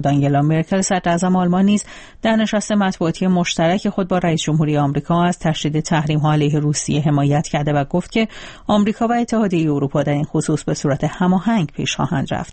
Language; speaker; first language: Persian; native; Persian